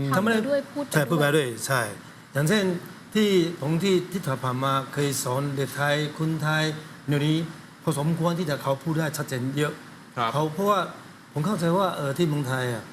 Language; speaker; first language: Thai; non-native, learner; Chinese